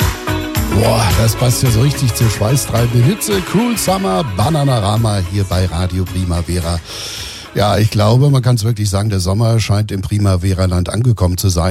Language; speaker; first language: German; native; German